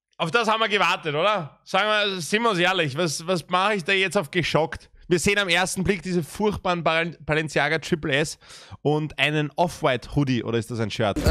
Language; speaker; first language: German; native; German